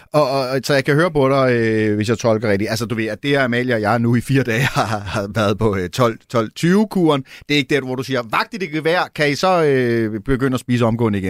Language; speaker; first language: Danish; native; Danish